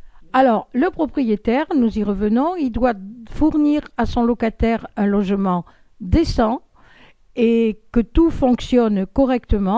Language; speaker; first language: French; native; French